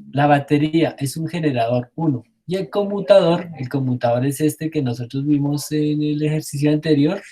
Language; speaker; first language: Spanish; native; Spanish